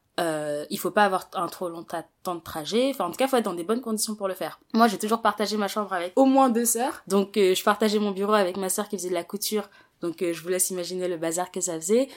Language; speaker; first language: French; early bilingual, other home language; Wolof